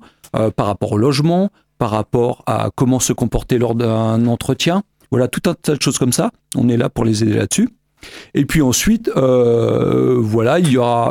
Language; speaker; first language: French; native; French